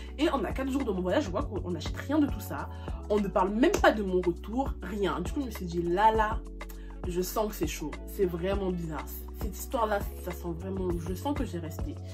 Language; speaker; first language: French; early bilingual, other home language; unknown